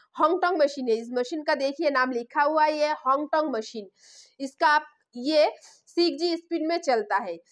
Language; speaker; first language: Hindi; non-native, local second language; Bangla